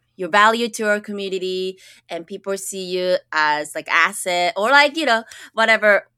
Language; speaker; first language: English; early bilingual, other home language; Japanese